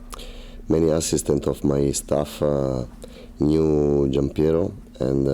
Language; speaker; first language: English; non-native, learner; Italian